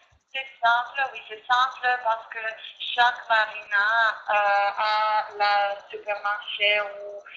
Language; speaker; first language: French; non-native, fluent; Croatian